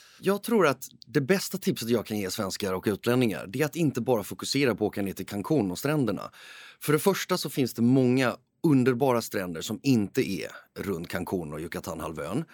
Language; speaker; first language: Swedish; early bilingual, heritage; Swedish